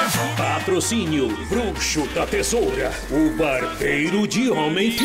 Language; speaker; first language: Portuguese; native; Portuguese